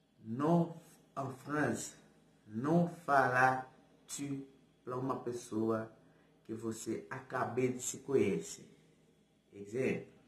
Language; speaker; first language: Portuguese; non-native, fluent; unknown